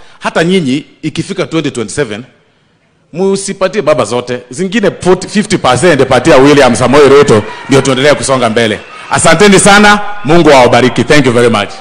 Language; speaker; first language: Swahili; non-native, local second language; Gusii